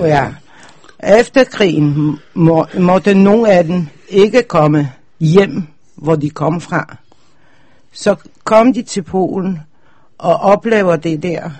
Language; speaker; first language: Danish; non-native, fluent; Polish